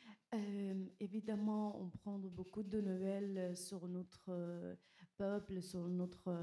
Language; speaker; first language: French; non-native, learner; Kurdish